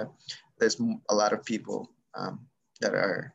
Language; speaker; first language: English; non-native, fluent; Spanish